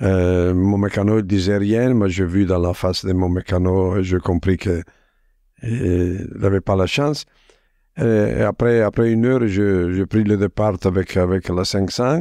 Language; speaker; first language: French; non-native, fluent; Italian